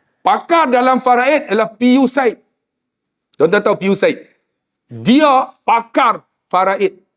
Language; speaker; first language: Malay; native; Malay